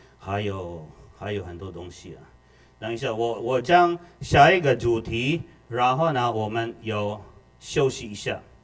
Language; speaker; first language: Chinese; non-native, fluent; Filipino